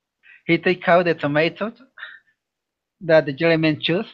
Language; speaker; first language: English; non-native, learner; Spanish